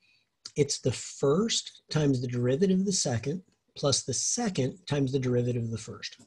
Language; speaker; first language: English; native; English